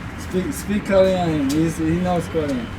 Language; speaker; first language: English; non-native, learner; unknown